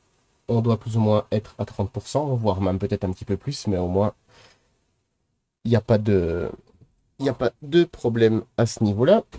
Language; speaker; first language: French; native; French